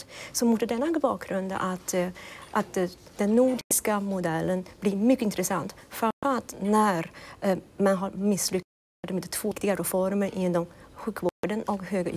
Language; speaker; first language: Swedish; non-native, fluent; Chinese